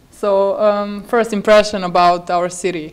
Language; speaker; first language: English; non-native, fluent; Bosnian